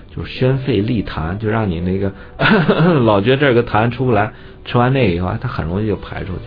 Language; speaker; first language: Chinese; native; Chinese